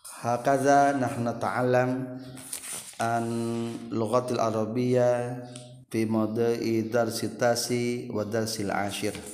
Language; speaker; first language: Arabic; non-native, fluent; Indonesian